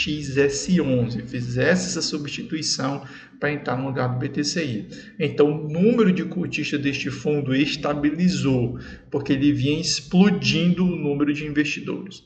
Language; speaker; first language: Portuguese; native; Portuguese